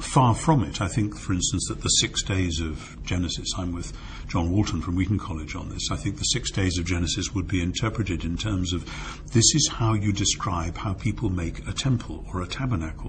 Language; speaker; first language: English; native; English